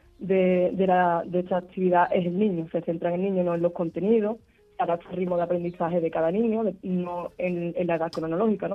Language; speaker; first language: Spanish; native; Spanish